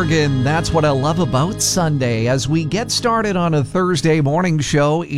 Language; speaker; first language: English; native; English